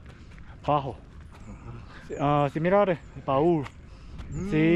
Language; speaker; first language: Spanish; non-native, learner; Korean